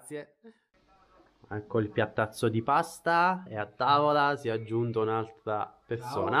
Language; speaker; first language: Italian; native; Italian